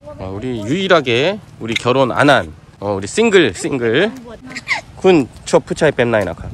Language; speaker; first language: Korean; native; Korean